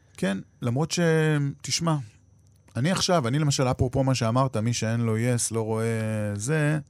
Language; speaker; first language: Hebrew; native; Hebrew